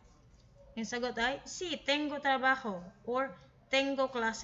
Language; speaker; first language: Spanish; non-native, fluent; Filipino